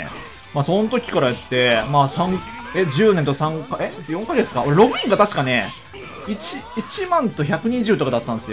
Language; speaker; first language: Japanese; native; Japanese